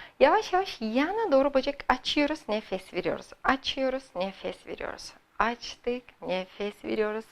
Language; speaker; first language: Turkish; non-native, learner; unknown